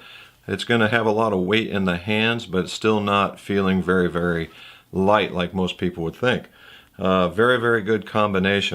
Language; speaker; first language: English; native; English